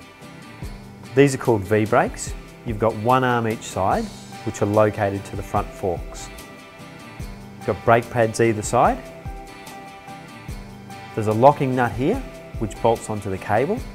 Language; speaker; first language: English; native; English